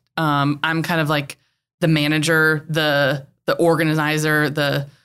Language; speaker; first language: English; native; English